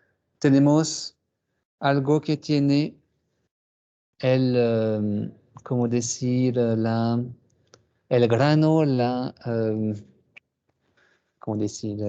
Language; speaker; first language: Spanish; non-native, fluent; French